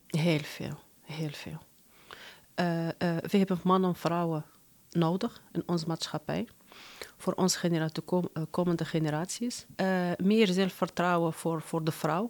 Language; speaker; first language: Dutch; non-native, fluent; Arabic